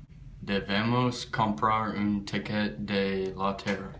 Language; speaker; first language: Spanish; non-native, learner; English